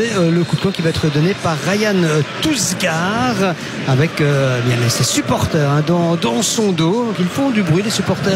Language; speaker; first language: French; native; French